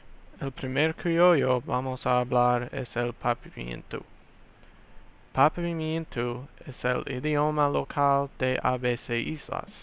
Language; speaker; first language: Spanish; non-native, learner; English